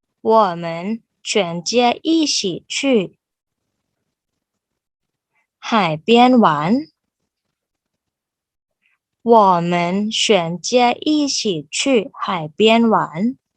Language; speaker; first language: Chinese; non-native, fluent; Thai